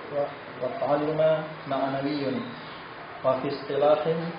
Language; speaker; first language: Arabic; non-native, learner; Indonesian